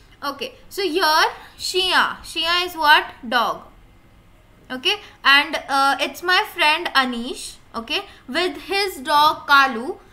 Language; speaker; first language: English; non-native, local second language; Hindi